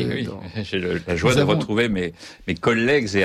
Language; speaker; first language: French; native; French